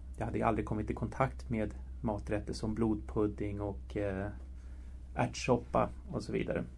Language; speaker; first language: Swedish; early bilingual, other home language; Spanish